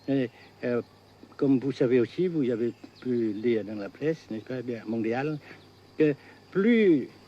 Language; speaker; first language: French; non-native, fluent; Vietnamese